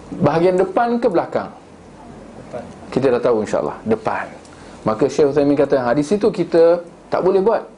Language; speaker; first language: Malay; native; Malay